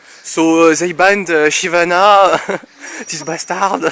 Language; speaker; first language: English; non-native, learner; French